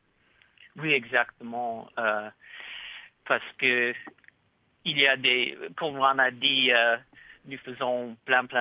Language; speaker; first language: French; non-native, fluent; English